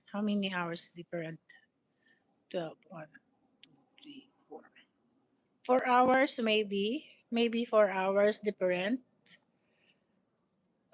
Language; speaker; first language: English; non-native, learner; Filipino